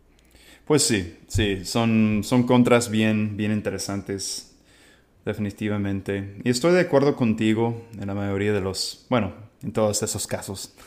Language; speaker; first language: Spanish; non-native, fluent; English